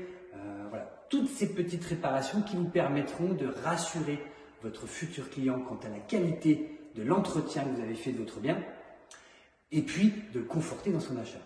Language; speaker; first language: French; native; French